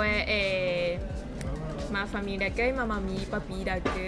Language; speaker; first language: French; non-native, learner; Thai